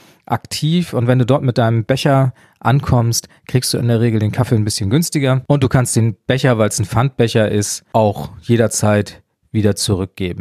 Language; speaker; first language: German; native; German